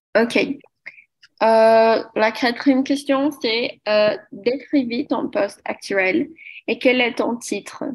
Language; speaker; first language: French; non-native, learner; Portuguese